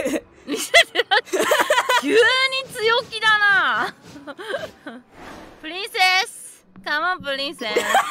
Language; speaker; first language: Japanese; native; Japanese